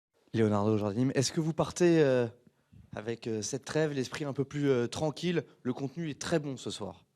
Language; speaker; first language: French; native; French